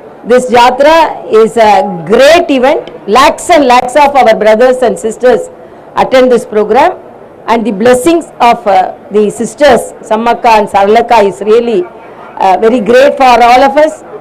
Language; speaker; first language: English; non-native, local second language; Tamil